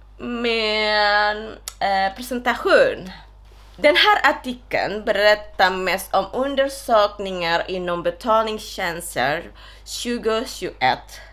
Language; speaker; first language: Swedish; non-native, learner; Indonesian